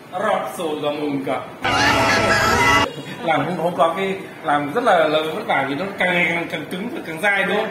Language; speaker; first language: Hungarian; non-native, learner; Vietnamese